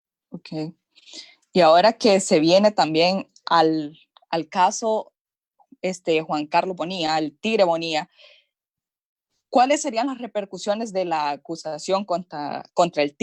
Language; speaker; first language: Spanish; native; Spanish